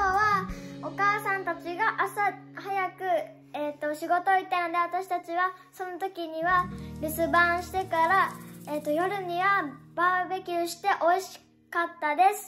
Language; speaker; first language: Japanese; early bilingual, other home language; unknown